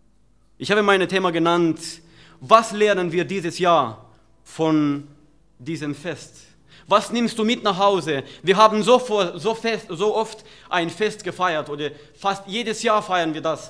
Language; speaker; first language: German; non-native, fluent; Romanian